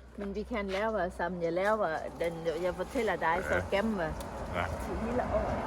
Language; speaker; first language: Danish; non-native, learner; Thai